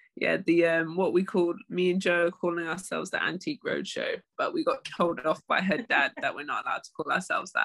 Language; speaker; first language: English; native; English